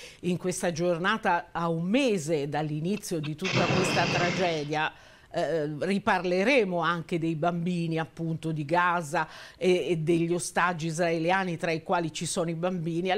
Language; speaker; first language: Italian; native; Italian